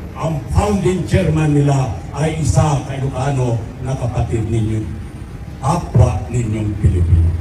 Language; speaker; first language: Filipino; non-native, local second language; Iloko